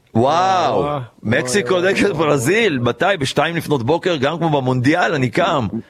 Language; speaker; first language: Hebrew; native; Hebrew